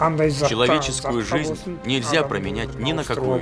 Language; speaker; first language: Russian; native; Russian